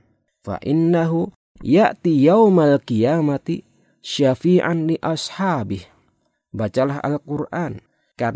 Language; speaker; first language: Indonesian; native; Indonesian